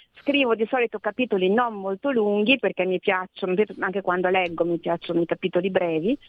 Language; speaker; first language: Italian; native; Italian